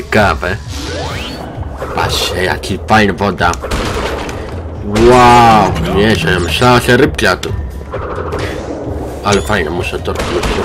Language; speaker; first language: Polish; non-native, learner; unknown